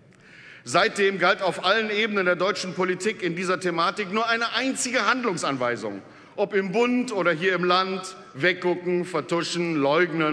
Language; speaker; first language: German; native; German